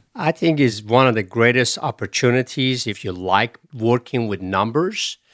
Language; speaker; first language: English; non-native, fluent; Persian